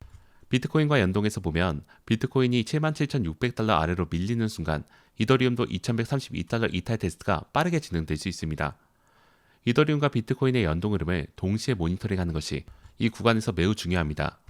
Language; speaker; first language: Korean; native; Korean